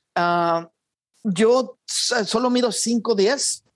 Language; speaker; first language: Spanish; native; Spanish